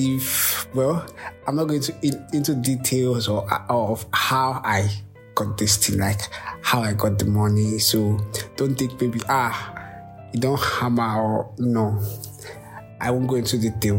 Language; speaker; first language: English; non-native, local second language; Yoruba